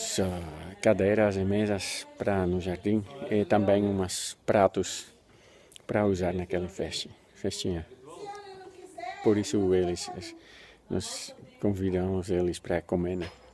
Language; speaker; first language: Portuguese; non-native, fluent; Dutch